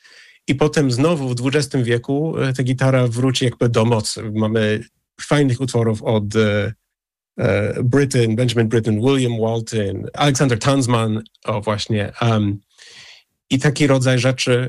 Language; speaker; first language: Polish; non-native, fluent; English